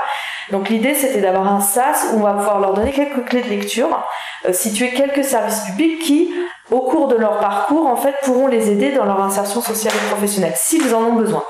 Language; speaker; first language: French; native; French